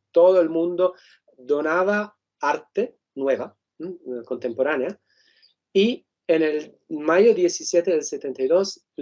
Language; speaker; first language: Spanish; non-native, fluent; Italian